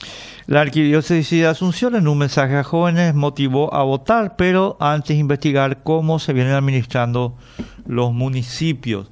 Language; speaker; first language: Spanish; native; Spanish